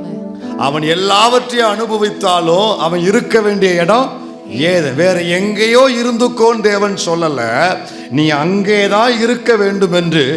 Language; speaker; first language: Tamil; native; Tamil